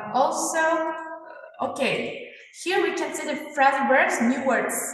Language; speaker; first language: English; non-native, fluent; Kazakh